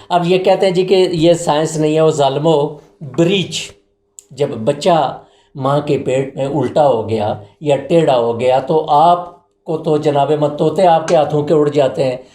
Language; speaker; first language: Urdu; non-native, local second language; Punjabi